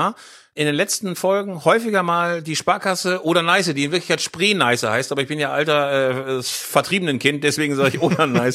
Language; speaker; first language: German; native; German